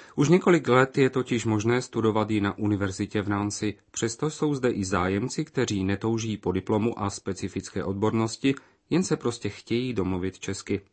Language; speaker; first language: Czech; native; Czech